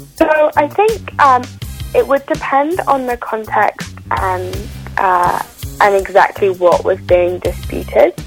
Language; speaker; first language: English; native; English